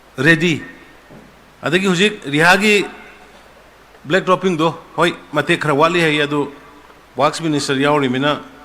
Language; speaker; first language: Manipuri; native; Manipuri